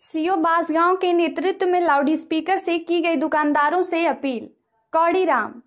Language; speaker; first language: Hindi; native; Hindi